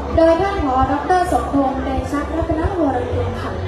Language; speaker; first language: Thai; native; Thai